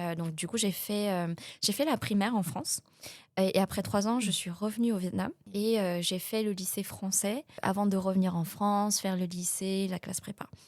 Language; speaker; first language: French; early bilingual, other home language; Vietnamese